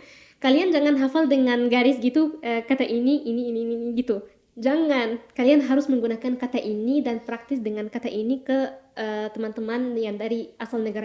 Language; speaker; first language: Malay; non-native, fluent; Arabic